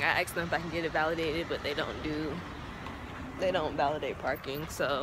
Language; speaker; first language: English; native; English